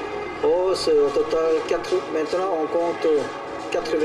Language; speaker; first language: French; non-native, fluent; Korean